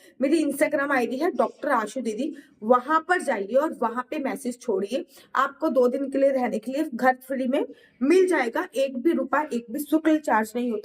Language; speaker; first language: Hindi; native; Hindi